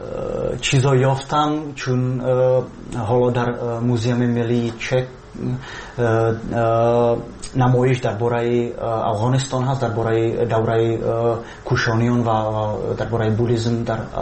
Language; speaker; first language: Persian; non-native, fluent; Czech